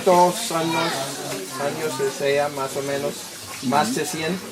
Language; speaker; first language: Spanish; non-native, learner; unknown